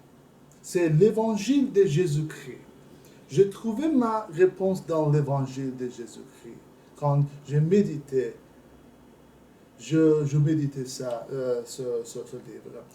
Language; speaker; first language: French; non-native, learner; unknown